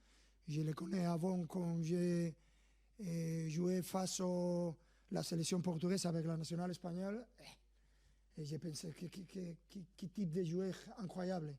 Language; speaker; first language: French; non-native, fluent; Spanish